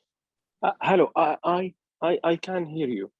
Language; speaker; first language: English; non-native, learner; Arabic